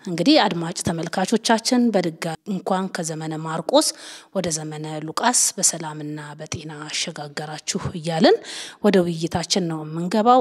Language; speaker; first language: Amharic; native; Amharic